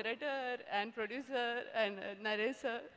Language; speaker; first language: Telugu; non-native, learner; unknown